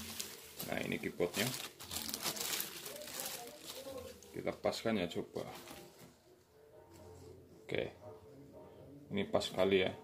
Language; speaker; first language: Indonesian; native; Indonesian